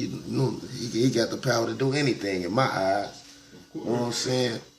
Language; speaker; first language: English; native; English